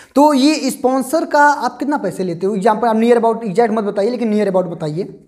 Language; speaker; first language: Hindi; native; Hindi